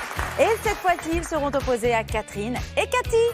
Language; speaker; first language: French; native; French